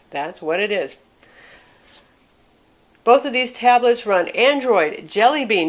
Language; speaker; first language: English; native; English